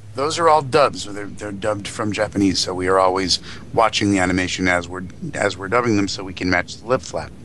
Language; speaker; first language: English; native; English